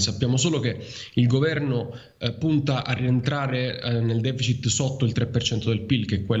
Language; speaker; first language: Italian; native; Italian